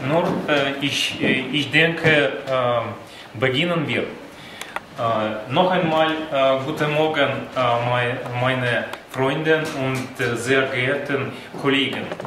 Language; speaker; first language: German; non-native, learner; Russian